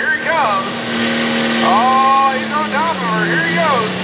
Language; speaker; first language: English; native; English